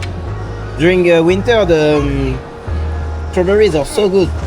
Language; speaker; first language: English; non-native, fluent; French